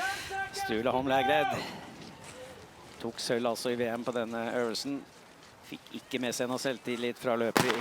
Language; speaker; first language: Norwegian; native; Norwegian